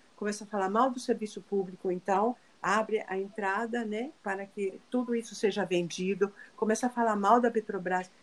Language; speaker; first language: Portuguese; non-native, fluent; Spanish